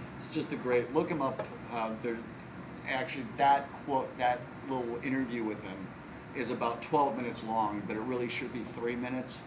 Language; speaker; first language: English; native; English